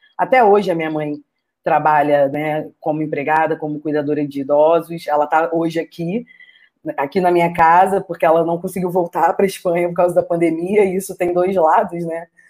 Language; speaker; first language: Portuguese; native; Portuguese